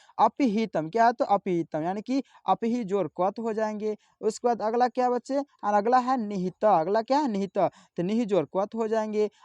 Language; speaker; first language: Hindi; native; Hindi